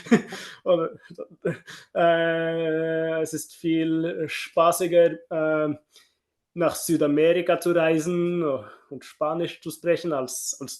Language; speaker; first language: German; non-native, fluent; Norwegian